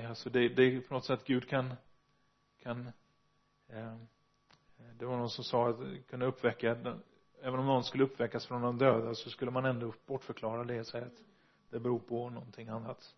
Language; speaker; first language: Swedish; non-native, fluent; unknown